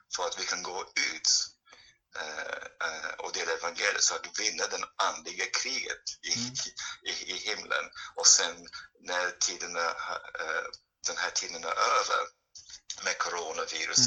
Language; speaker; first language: Swedish; non-native, fluent; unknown